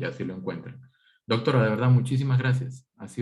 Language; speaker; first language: Spanish; native; Spanish